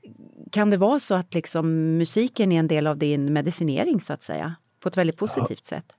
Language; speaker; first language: Swedish; native; Swedish